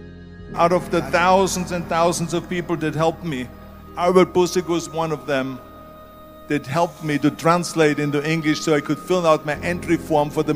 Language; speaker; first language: English; non-native, fluent; German